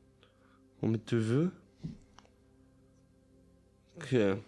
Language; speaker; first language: French; non-native, learner; German